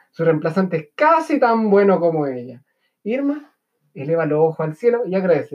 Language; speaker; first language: Spanish; native; Spanish